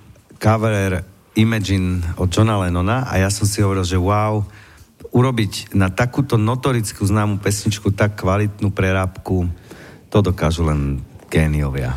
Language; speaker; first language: Slovak; native; Slovak